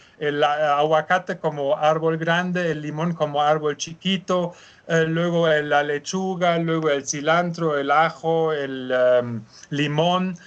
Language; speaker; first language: Spanish; non-native, fluent; German